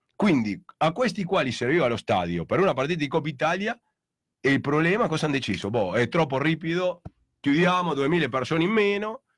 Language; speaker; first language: Italian; native; Italian